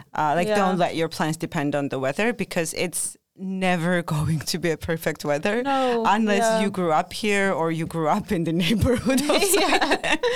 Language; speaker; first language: English; non-native, fluent; Georgian